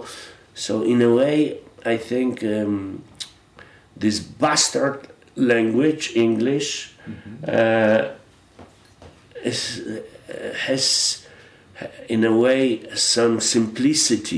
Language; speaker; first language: English; non-native, fluent; Polish